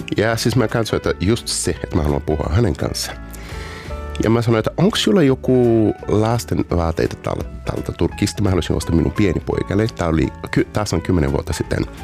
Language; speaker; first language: Finnish; non-native, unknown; Portuguese